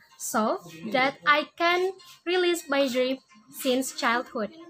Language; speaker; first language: English; non-native, learner; Indonesian